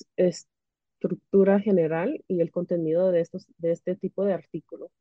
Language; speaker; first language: Spanish; early bilingual, heritage; Spanish